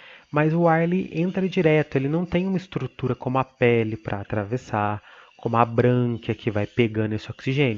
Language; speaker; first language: Portuguese; native; Portuguese